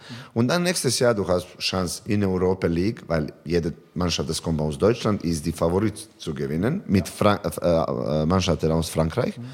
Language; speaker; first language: German; non-native, fluent; Serbian